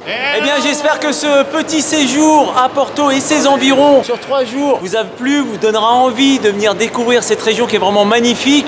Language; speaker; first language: French; native; French